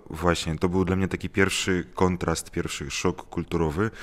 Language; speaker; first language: Polish; non-native, fluent; Ukrainian